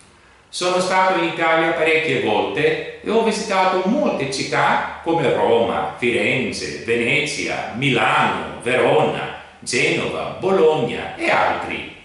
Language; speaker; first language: Italian; non-native, fluent; Greek